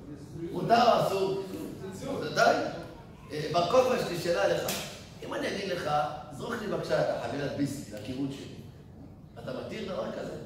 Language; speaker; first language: Hebrew; native; Hebrew